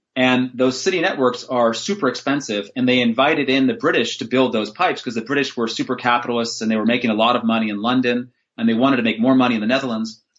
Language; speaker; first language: English; native; English